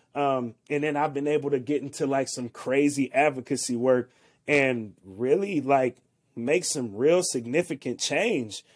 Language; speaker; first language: English; native; English